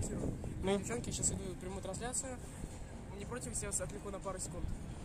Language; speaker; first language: Russian; native; Russian